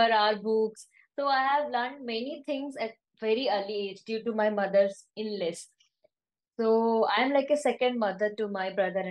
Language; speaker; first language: English; non-native, local second language; Odia